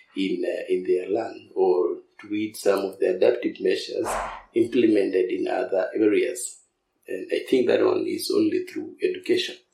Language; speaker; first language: English; non-native, local second language; Masai